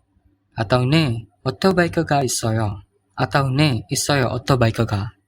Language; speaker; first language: Korean; non-native, fluent; Indonesian